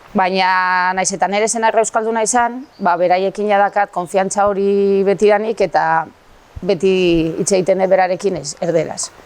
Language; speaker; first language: Basque; non-native, local second language; Spanish